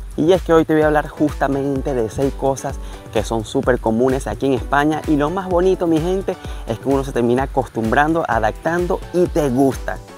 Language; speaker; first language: Spanish; native; Spanish